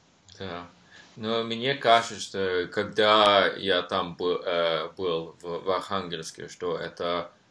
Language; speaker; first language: Russian; non-native, learner; Norwegian